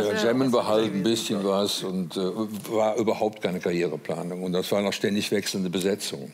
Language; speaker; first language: German; native; German